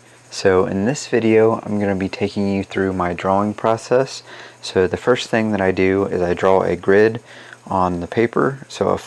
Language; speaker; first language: English; native; English